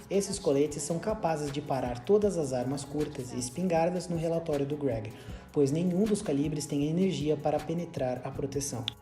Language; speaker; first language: Portuguese; native; Portuguese